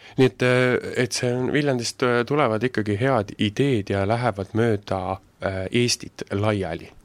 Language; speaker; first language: Estonian; native; Estonian